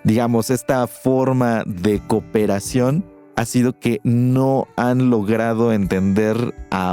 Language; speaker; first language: Spanish; native; Spanish